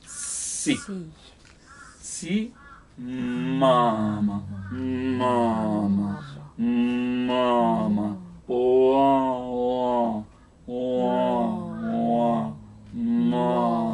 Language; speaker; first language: Japanese; non-native, learner; Italian